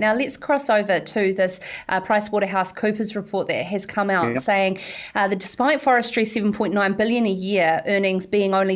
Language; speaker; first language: English; native; English